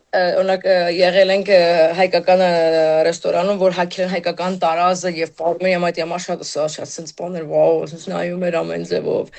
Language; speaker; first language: Armenian; native; Armenian